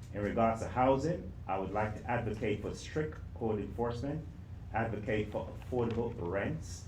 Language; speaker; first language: English; native; English